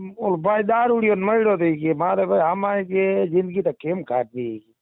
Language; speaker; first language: Gujarati; native; Gujarati